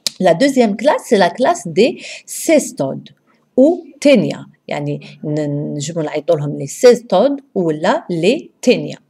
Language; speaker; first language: French; non-native, local second language; Arabic